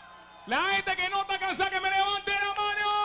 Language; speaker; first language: Spanish; native; Spanish